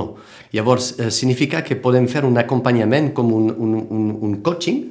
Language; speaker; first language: Catalan; non-native, fluent; French